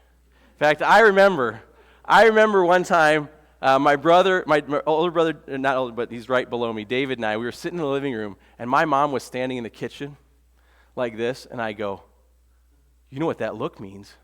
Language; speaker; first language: English; native; English